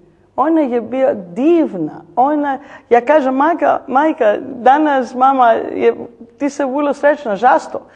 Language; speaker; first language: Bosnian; non-native, learner; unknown